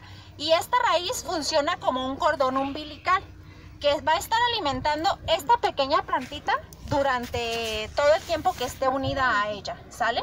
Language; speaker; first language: Spanish; native; Spanish